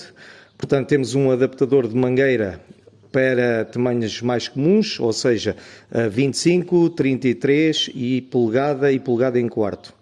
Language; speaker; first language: Portuguese; native; Portuguese